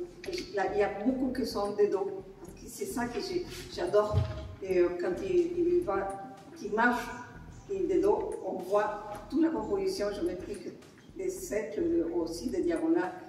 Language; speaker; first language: French; non-native, fluent; Spanish